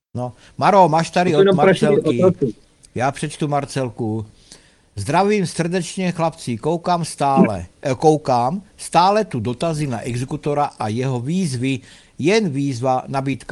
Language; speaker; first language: Czech; native; Czech